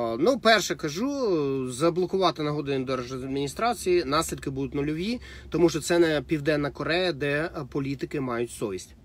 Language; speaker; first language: Ukrainian; non-native, local second language; Russian